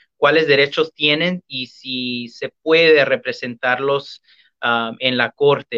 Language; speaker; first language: Spanish; early bilingual, heritage; Spanish